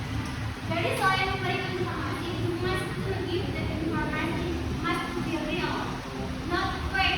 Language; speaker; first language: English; non-native, learner; Indonesian